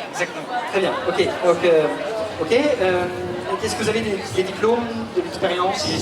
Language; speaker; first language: French; native; French